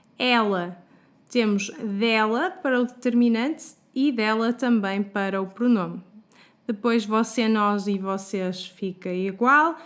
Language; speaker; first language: Portuguese; native; Portuguese